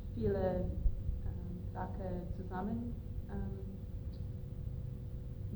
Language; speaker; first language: German; non-native, learner; English